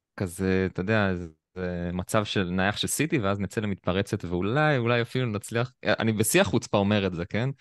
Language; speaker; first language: Hebrew; native; Hebrew